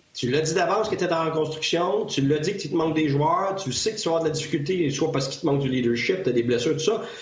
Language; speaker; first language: French; native; French